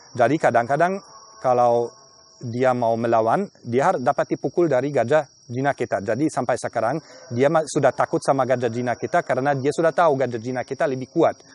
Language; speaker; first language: Indonesian; non-native, fluent; German